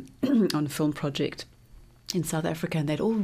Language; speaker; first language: English; native; English